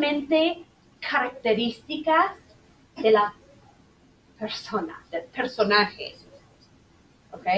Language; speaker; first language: Spanish; non-native, fluent; English